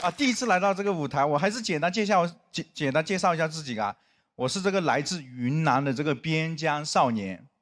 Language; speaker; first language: Chinese; non-native, local second language; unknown